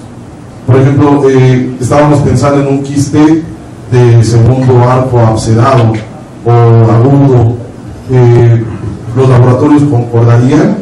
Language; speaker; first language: Spanish; native; Spanish